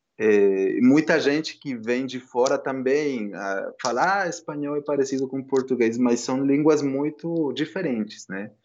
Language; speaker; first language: Portuguese; non-native, fluent; Spanish